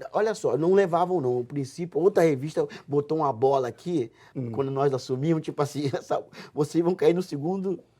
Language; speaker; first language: Portuguese; native; Portuguese